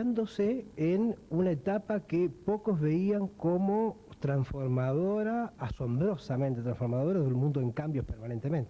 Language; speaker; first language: Spanish; native; Spanish